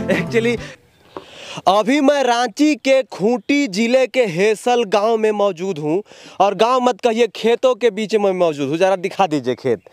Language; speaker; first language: Hindi; native; Hindi